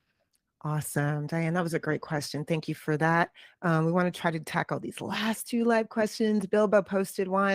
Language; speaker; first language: English; native; English